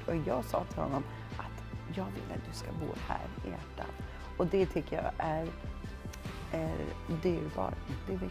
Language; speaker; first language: Swedish; non-native, fluent; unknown